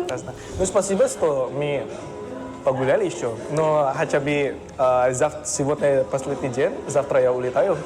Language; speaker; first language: Russian; non-native, learner; Indonesian